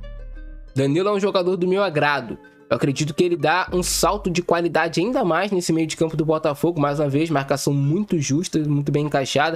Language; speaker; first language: Portuguese; native; Portuguese